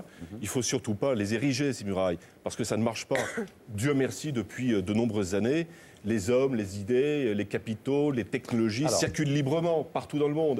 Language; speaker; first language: French; native; French